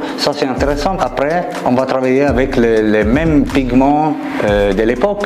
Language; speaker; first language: French; non-native, fluent; Italian